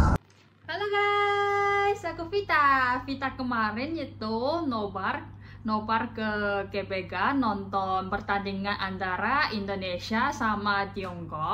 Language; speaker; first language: Indonesian; non-native, fluent; Chinese